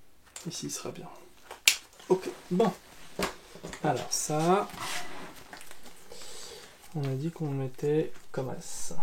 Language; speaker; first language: French; native; French